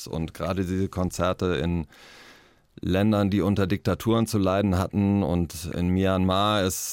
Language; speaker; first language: German; native; German